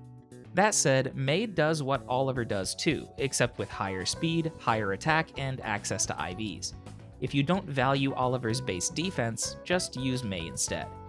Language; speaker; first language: English; native; English